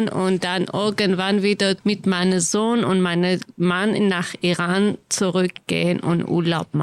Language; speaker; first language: German; non-native, learner; Kurdish